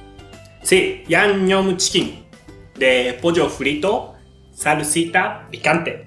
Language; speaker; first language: Spanish; non-native, learner; Japanese